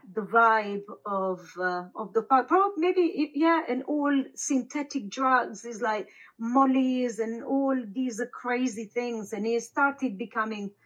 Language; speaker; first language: English; non-native, fluent; Italian